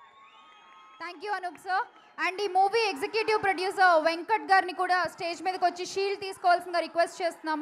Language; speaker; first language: Telugu; native; Telugu